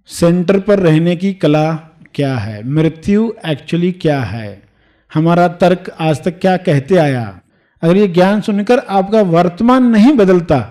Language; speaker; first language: Hindi; native; Hindi